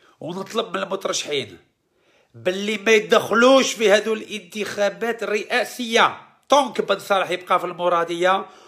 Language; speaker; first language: Arabic; early bilingual, heritage; Arabic